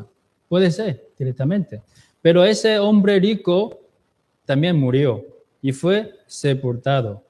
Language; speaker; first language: Spanish; non-native, fluent; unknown